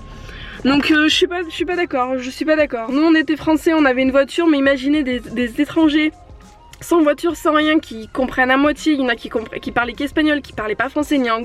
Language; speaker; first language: French; native; French